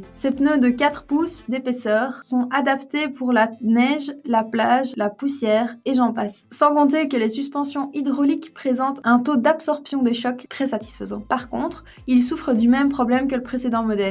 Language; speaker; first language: French; native; French